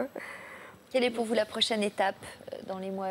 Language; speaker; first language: French; native; French